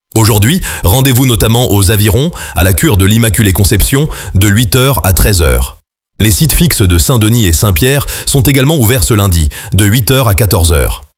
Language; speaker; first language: French; native; French